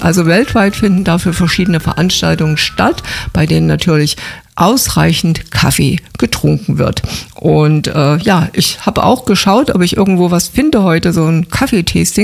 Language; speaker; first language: German; native; German